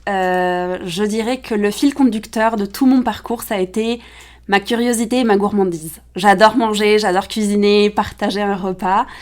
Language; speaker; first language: French; early bilingual, other home language; Spanish